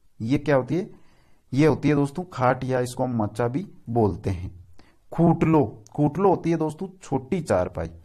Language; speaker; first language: Hindi; native; Hindi